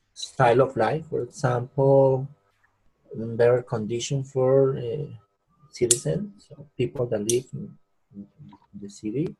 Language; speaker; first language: English; non-native, learner; Spanish